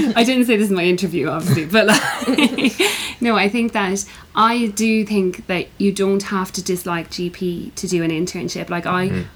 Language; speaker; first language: English; native; English